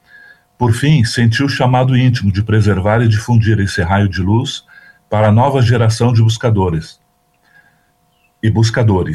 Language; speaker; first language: Portuguese; native; Portuguese